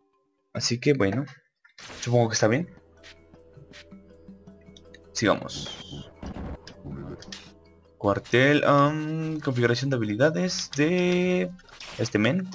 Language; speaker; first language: Spanish; native; Spanish